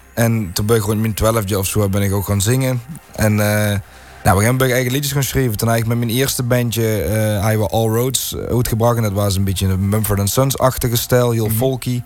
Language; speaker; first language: Dutch; native; Dutch